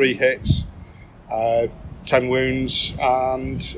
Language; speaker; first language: English; native; English